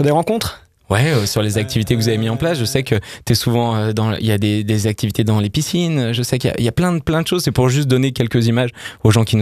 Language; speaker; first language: French; native; French